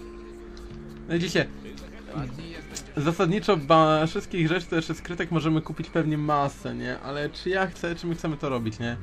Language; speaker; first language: Polish; native; Polish